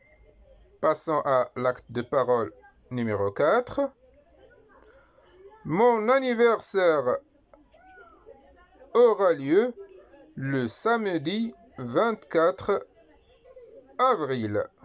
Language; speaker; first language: French; non-native, local second language; Arabic